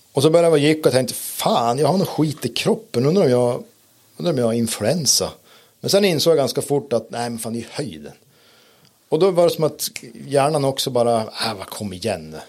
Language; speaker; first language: Swedish; native; Swedish